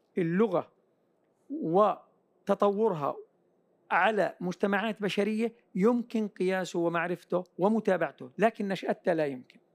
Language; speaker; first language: Arabic; native; Arabic